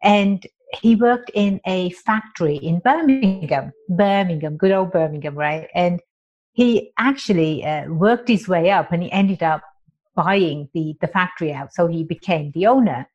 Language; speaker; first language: English; native; English